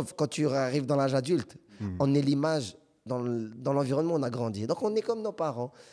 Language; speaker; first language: French; non-native, local second language; Arabic